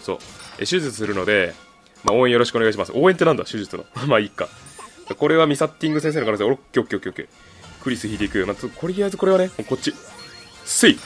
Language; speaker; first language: Japanese; native; Japanese